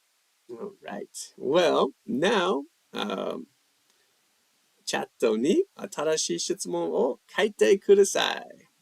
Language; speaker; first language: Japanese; non-native, fluent; English